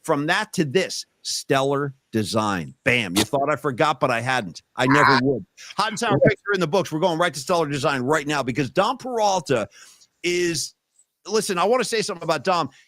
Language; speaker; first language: English; native; English